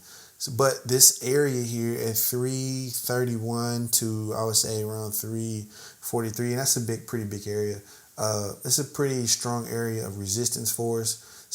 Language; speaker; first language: English; native; English